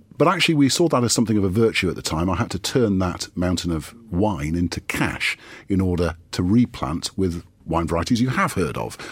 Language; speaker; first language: English; native; English